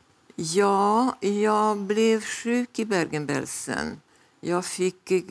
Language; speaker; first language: Swedish; non-native, fluent; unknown